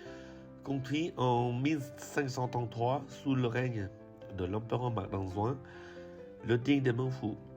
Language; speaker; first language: French; non-native, fluent; Vietnamese